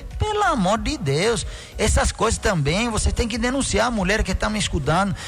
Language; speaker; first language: Portuguese; non-native, fluent; Spanish